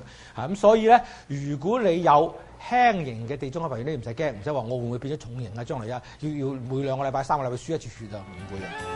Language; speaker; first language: Chinese; native; Chinese